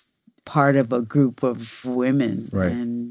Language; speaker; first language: English; native; English